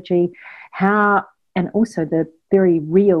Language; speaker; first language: English; native; English